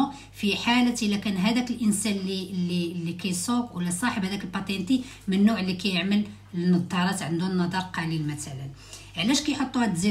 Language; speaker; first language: Arabic; native; Arabic